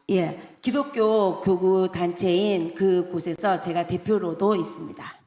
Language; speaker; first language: Korean; native; Korean